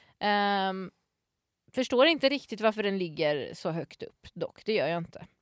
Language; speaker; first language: Swedish; native; Swedish